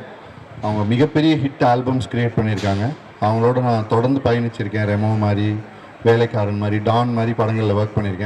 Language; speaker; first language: Tamil; native; Tamil